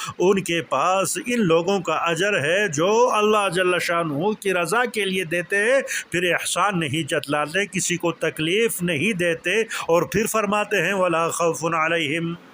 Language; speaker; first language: Urdu; non-native, local second language; Pashto